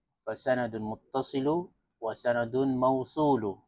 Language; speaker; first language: Arabic; non-native, fluent; Malay